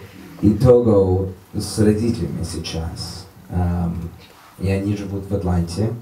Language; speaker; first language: Russian; non-native, learner; English